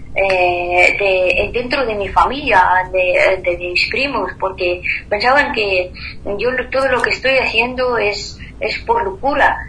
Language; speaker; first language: Spanish; non-native, fluent; Persian